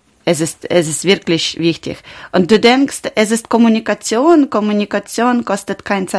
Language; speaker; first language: German; non-native, learner; Ukrainian